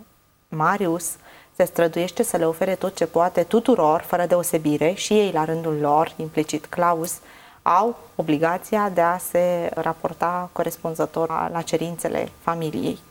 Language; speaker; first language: Romanian; native; Romanian